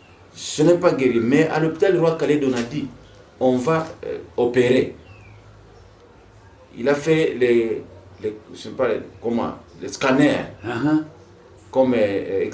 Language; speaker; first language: French; non-native, local second language; Swahili